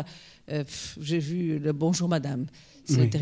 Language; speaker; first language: French; non-native, learner; Portuguese